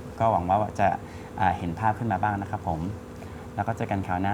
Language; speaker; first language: Thai; native; Thai